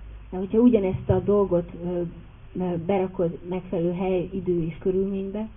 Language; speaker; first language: Hungarian; native; Hungarian